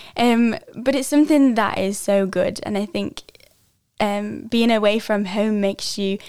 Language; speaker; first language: English; native; English